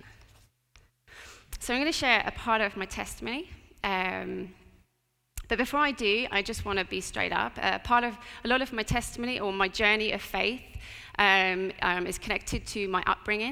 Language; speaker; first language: English; native; English